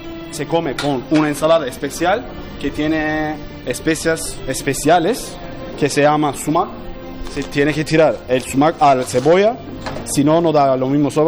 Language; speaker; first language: Spanish; non-native, learner; Turkish